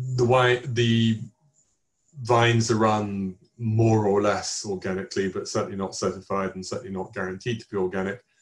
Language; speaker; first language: English; native; English